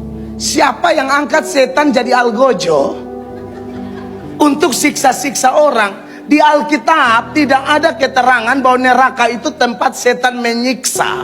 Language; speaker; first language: Indonesian; native; Indonesian